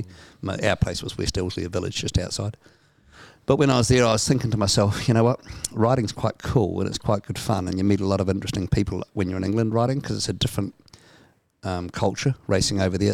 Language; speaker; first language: English; native; English